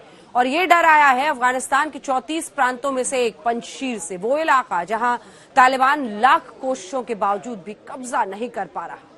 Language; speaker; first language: Hindi; native; Hindi